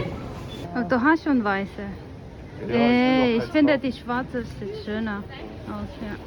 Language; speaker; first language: German; non-native, learner; Korean